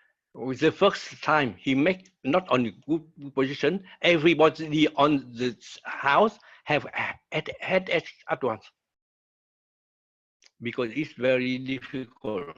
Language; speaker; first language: English; non-native, learner; Vietnamese